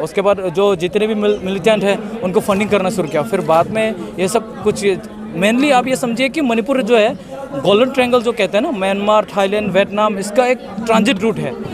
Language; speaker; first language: Hindi; non-native, local second language; Manipuri